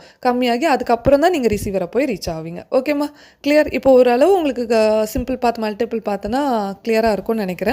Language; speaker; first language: Tamil; native; Tamil